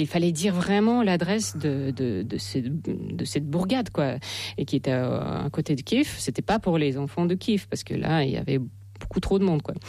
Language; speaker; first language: French; non-native, fluent; Russian